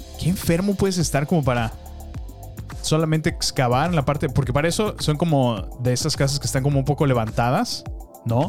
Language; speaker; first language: Spanish; native; Spanish